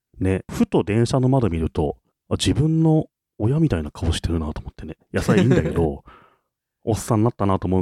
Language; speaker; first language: Japanese; native; Japanese